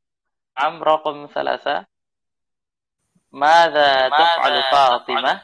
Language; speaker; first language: Arabic; non-native, fluent; Indonesian